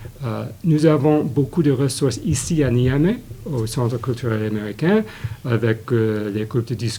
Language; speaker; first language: French; non-native, fluent; English